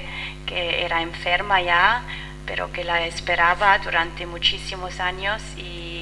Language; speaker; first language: Spanish; non-native, fluent; French